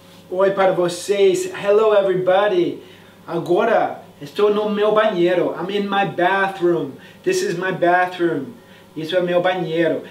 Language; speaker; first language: Portuguese; non-native, fluent; English